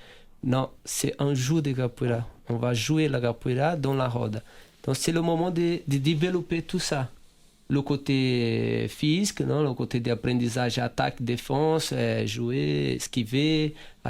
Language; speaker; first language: French; non-native, fluent; Portuguese